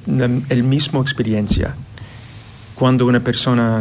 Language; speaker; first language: Spanish; non-native, fluent; English